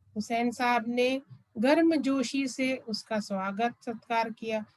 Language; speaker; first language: Hindi; non-native, local second language; Malayalam